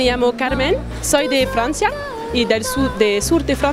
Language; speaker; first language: Spanish; non-native, fluent; French